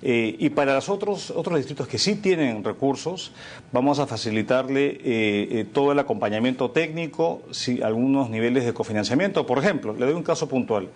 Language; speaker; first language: Spanish; native; Spanish